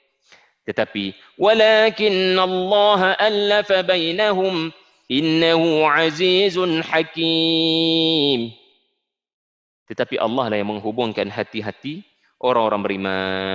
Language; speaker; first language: Malay; native; Malay